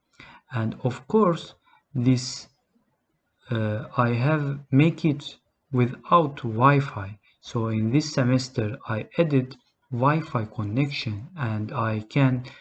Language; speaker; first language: English; non-native, learner; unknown